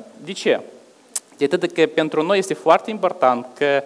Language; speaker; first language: Romanian; non-native, local second language; Russian